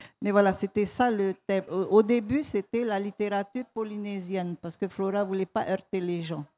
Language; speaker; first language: French; native; French